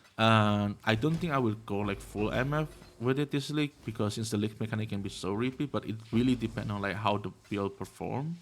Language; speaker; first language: English; non-native, fluent; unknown